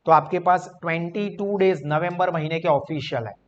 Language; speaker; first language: Hindi; non-native, local second language; Gujarati